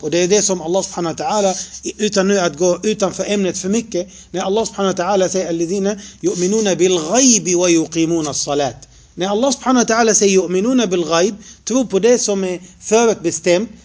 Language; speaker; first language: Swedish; non-native, fluent; Arabic